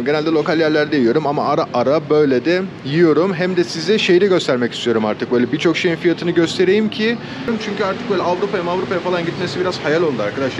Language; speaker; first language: Turkish; native; Turkish